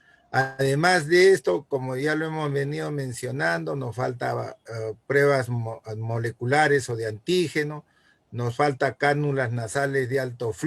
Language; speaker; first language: Spanish; native; Spanish